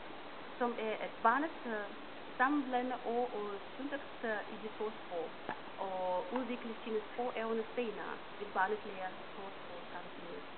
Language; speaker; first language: Danish; non-native, fluent; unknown